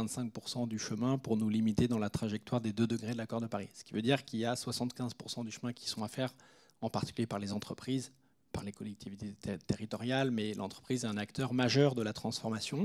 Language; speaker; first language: French; native; French